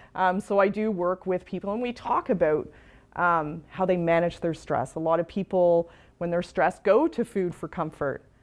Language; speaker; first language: English; native; English